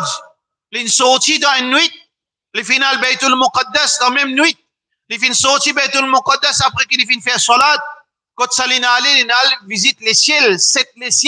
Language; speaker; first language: French; non-native, local second language; Morisyen